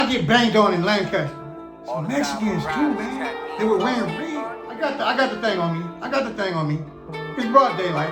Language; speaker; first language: English; native; English